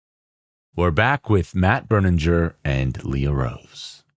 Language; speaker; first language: English; native; English